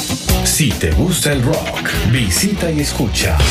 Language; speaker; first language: Spanish; native; Spanish